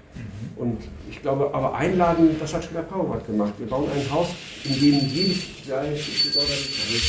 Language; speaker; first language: German; native; German